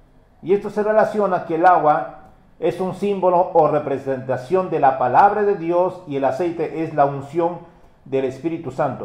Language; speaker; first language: Spanish; native; Spanish